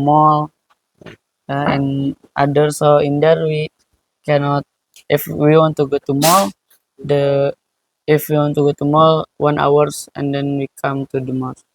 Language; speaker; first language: English; non-native, learner; Indonesian